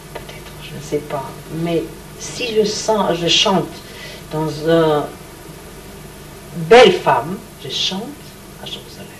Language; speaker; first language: French; non-native, learner; Hebrew